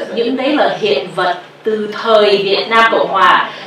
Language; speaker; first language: Vietnamese; early bilingual, heritage; Vietnamese